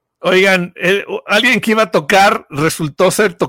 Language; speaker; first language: Spanish; native; Spanish